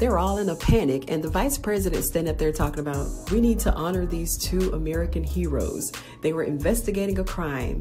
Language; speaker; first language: English; native; English